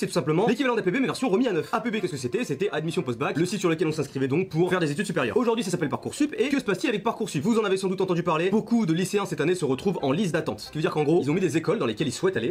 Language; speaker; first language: French; native; French